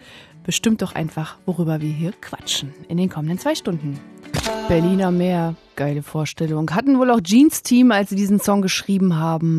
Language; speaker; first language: German; native; German